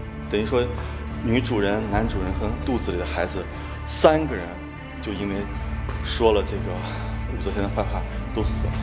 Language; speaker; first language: Chinese; native; Chinese